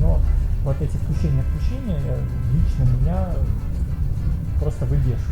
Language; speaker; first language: Russian; native; Russian